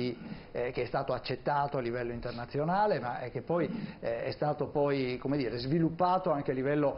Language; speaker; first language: Italian; native; Italian